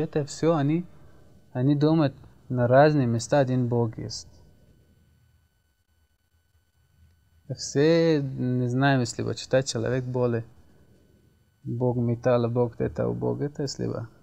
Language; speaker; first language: Russian; non-native, learner; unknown